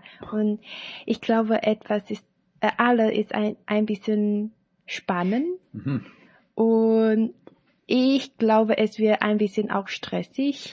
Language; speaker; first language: German; non-native, learner; Chinese